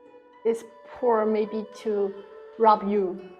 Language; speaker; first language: English; non-native, learner; Chinese